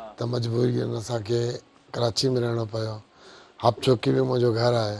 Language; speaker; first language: Sindhi; non-native, local second language; Brahui